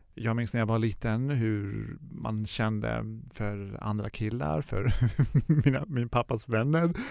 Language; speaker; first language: Swedish; early bilingual, other home language; Arabic